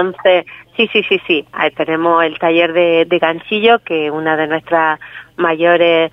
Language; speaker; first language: Spanish; native; Spanish